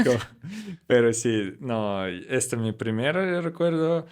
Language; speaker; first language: Spanish; non-native, learner; Russian